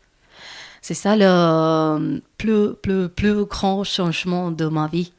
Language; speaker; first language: French; non-native, learner; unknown